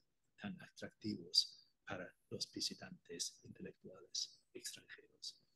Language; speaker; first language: Spanish; non-native, fluent; Irish